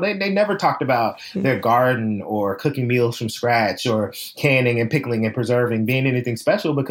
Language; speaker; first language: English; native; English